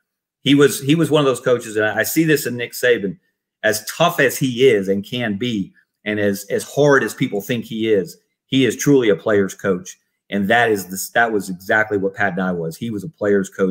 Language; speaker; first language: English; native; English